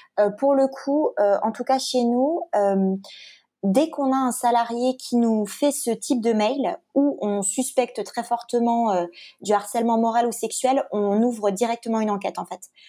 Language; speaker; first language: French; native; French